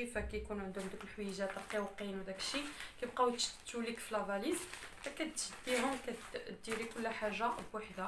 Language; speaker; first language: Arabic; native; Arabic